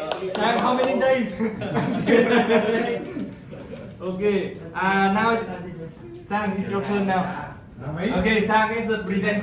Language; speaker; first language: English; non-native, learner; Vietnamese